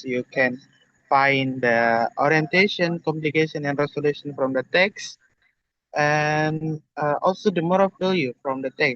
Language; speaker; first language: English; non-native, learner; Indonesian